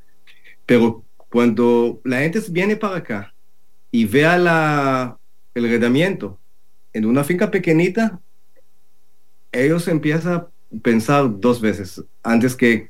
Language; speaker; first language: Spanish; non-native, learner; Hebrew